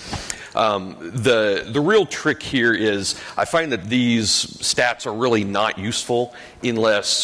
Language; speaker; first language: English; native; English